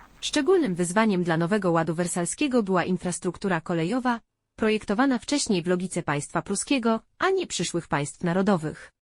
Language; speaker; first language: Polish; native; Polish